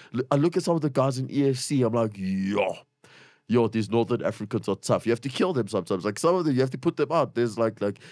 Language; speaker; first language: English; native; English